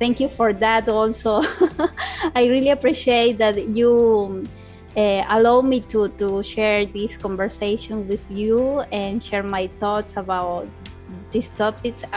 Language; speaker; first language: English; non-native, learner; Spanish